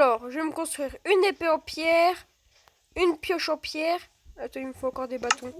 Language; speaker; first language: French; native; French